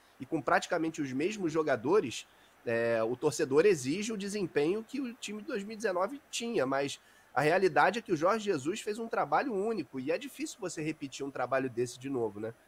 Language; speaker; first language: Portuguese; native; Portuguese